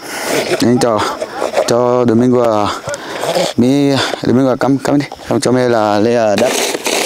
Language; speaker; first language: Vietnamese; non-native, learner; Portuguese